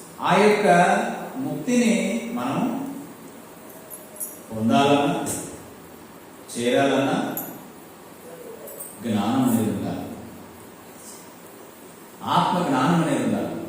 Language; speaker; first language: Telugu; native; Telugu